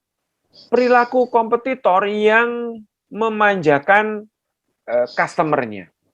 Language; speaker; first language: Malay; non-native, local second language; Javanese